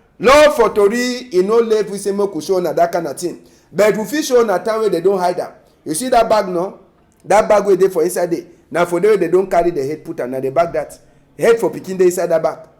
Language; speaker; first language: Nigerian Pidgin; native; Nigerian Pidgin